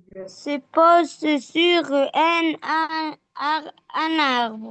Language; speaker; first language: French; non-native, learner; Arabic